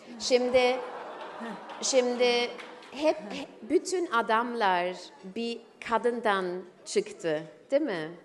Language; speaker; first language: Turkish; early bilingual, heritage; German